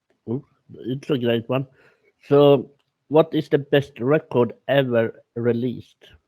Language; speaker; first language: English; non-native, learner; Swedish